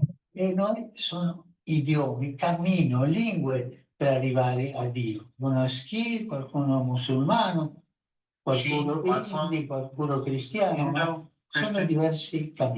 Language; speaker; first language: Italian; non-native, fluent; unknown